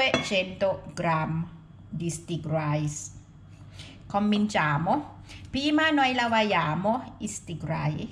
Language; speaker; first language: Italian; non-native, learner; Thai